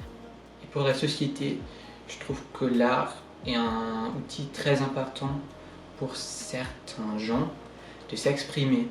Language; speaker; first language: French; non-native, fluent; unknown